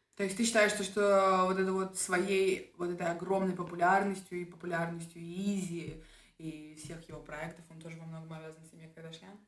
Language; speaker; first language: Russian; native; Russian